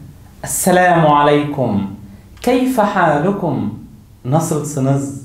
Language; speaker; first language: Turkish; non-native, learner; Arabic